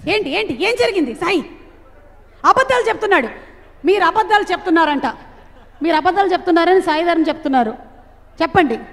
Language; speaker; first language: Telugu; native; Telugu